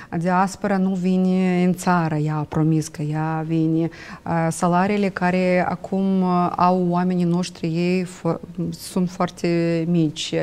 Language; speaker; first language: Romanian; non-native, local second language; Russian